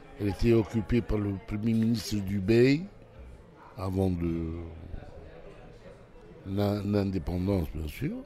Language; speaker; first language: French; non-native, local second language; Arabic